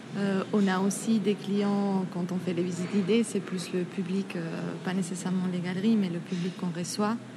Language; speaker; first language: French; non-native, fluent; Spanish